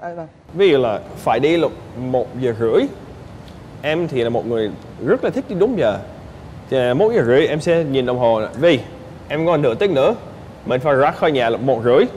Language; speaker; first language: Vietnamese; non-native, fluent; English